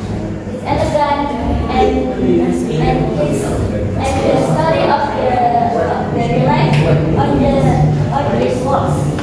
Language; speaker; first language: English; non-native, learner; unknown